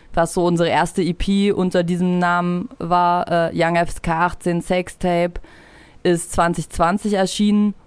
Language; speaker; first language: German; native; German